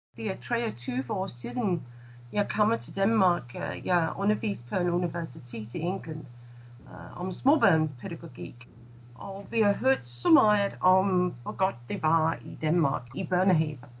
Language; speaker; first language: Danish; non-native, fluent; English